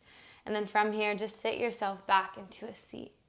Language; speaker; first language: English; native; English